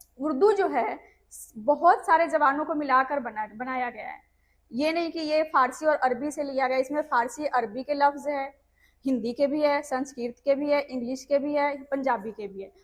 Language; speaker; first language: Hindi; non-native, local second language; Punjabi